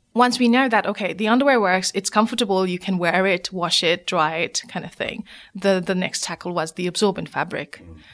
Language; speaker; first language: English; non-native, local second language; Nepali